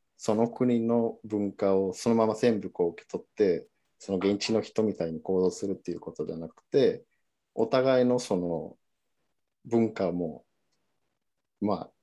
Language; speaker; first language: Japanese; non-native, fluent; Spanish